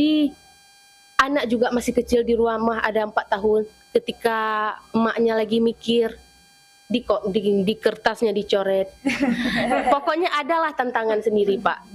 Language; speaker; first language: Indonesian; non-native, local second language; Achinese